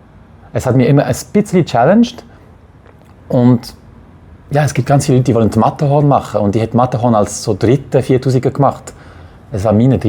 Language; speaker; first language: German; non-native, local second language; French